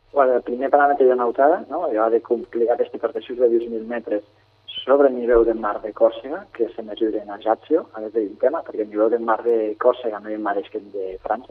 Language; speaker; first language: Catalan; native; Catalan